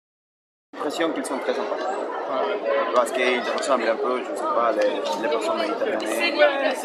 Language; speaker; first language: French; non-native, learner; Spanish